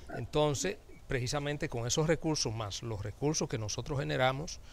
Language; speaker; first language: Spanish; native; Spanish